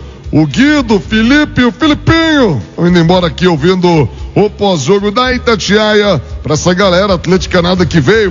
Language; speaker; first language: Portuguese; native; Portuguese